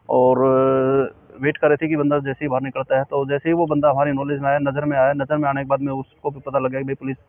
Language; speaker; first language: Hindi; native; Hindi